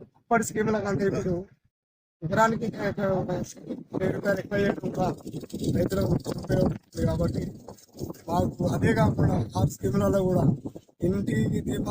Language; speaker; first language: Telugu; native; Telugu